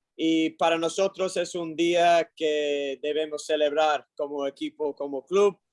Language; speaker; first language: Spanish; non-native, learner; English